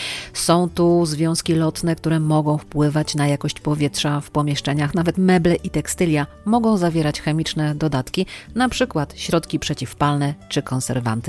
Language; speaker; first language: Polish; native; Polish